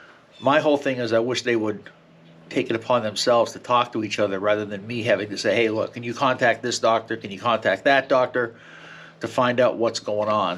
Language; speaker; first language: English; native; English